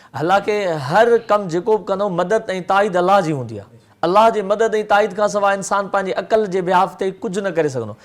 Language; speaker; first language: Sindhi; native; Sindhi